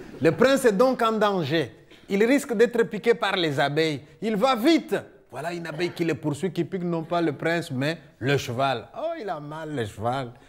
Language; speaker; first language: French; non-native, local second language; Luba-Lulua